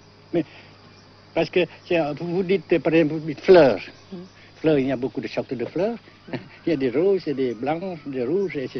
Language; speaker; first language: French; non-native, local second language; Vietnamese